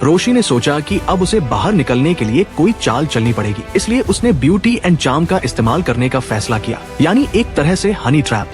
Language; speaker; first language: Hindi; native; Hindi